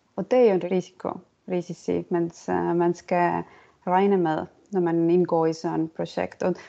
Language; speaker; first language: Danish; non-native, fluent; Estonian